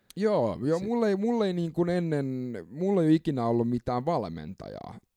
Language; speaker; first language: Finnish; early bilingual, other home language; English